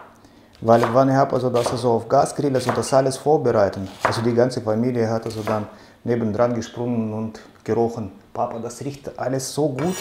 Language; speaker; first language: German; non-native, fluent; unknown